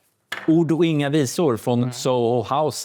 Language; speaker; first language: Swedish; native; Swedish